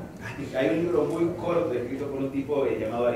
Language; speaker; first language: Spanish; native; Spanish